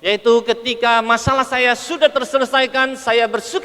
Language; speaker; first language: Indonesian; native; Indonesian